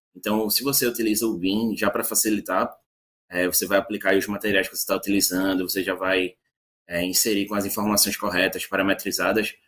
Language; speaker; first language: Portuguese; native; Portuguese